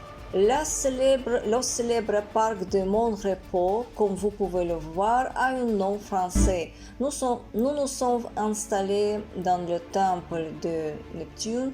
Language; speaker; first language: French; non-native, fluent; Russian